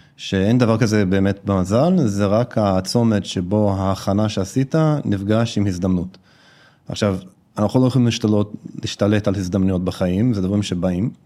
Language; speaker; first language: Hebrew; non-native, fluent; English